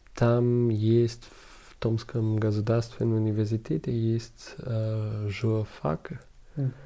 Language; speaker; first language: Russian; non-native, fluent; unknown